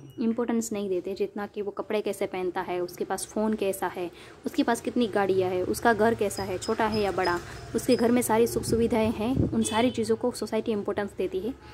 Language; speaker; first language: Hindi; non-native, local second language; Gujarati